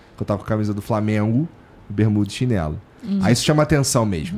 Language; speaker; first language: Portuguese; native; Portuguese